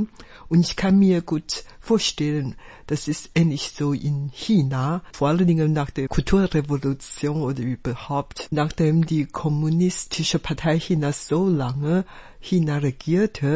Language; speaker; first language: German; non-native, fluent; Chinese